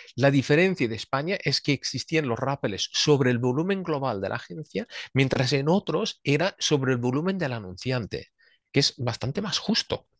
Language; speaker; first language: Spanish; non-native, fluent; Swiss German